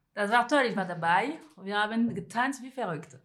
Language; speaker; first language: German; non-native, fluent; French